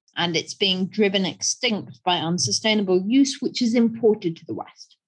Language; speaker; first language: English; native; English